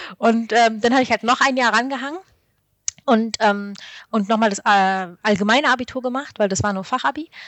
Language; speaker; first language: German; early bilingual, other home language; Arabic